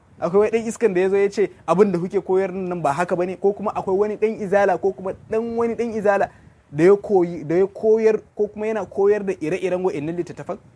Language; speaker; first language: Hausa; non-native, local second language; Kanuri